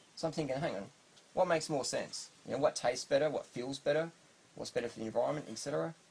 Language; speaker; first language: English; native; English